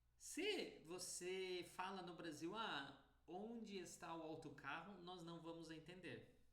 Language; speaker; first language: Portuguese; native; Portuguese